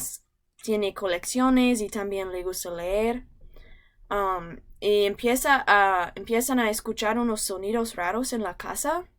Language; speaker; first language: Spanish; non-native, learner; English